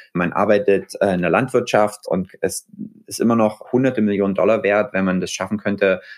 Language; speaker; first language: German; native; German